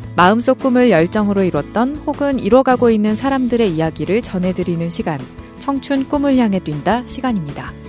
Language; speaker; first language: Korean; native; Korean